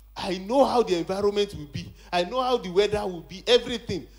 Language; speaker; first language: English; non-native, local second language; Yoruba